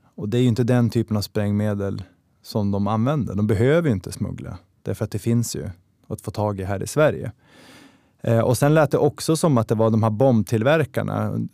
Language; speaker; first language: Swedish; native; Swedish